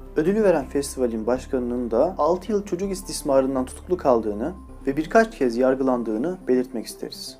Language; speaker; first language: Turkish; native; Turkish